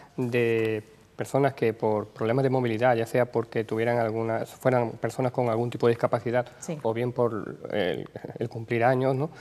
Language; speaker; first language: Spanish; native; Spanish